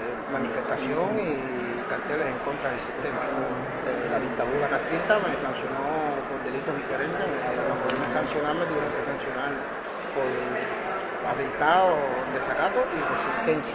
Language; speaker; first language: Spanish; native; Spanish